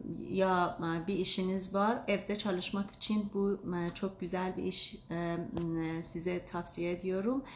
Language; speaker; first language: Turkish; non-native, learner; Azerbaijani